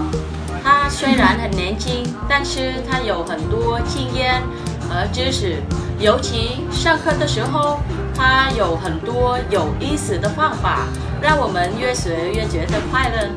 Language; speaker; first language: Chinese; non-native, learner; Vietnamese